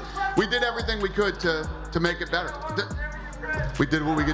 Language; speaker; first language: English; native; English